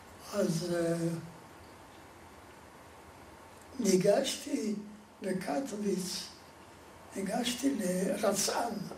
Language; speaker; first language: Hebrew; non-native, fluent; Polish